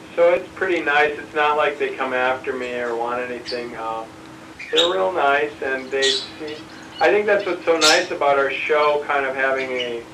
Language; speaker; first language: English; native; English